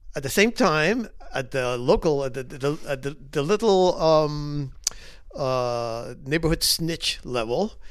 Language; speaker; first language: English; early bilingual, other home language; Spanish